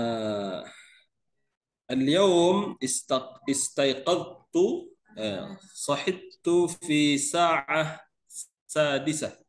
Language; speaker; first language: Arabic; non-native, learner; Indonesian